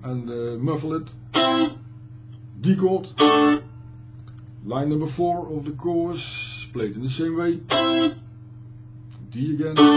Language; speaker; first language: English; non-native, fluent; Dutch